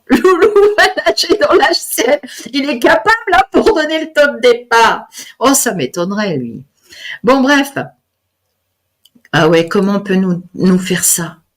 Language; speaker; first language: French; native; French